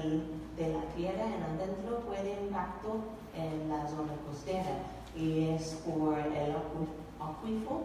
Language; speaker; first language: Spanish; non-native, learner; English